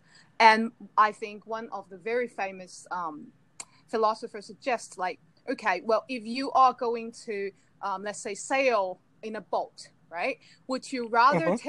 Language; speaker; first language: English; non-native, local second language; Cantonese